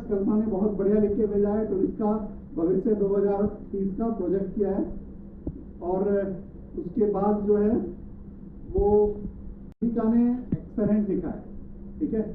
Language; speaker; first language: Hindi; native; Hindi